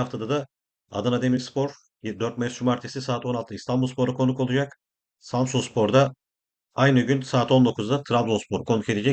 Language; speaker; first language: Turkish; native; Turkish